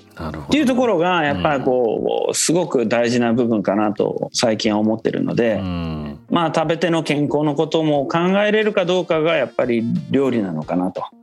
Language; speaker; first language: Japanese; native; Japanese